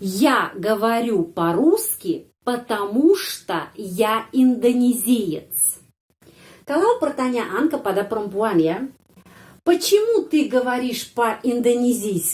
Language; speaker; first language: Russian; non-native, fluent; Indonesian